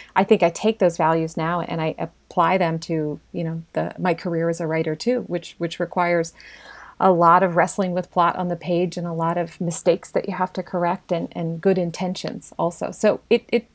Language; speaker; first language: English; native; English